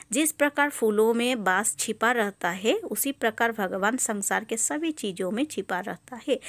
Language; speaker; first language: Hindi; non-native, local second language; Assamese